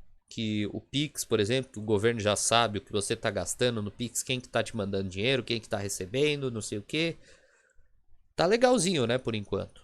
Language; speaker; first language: Portuguese; native; Portuguese